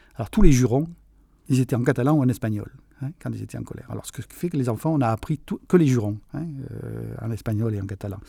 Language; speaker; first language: French; early bilingual, other home language; Catalan